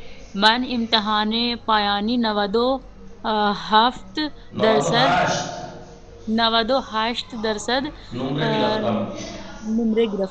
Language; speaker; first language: Persian; non-native, learner; Urdu